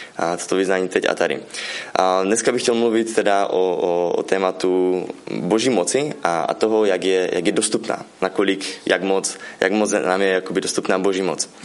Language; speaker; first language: Czech; native; Czech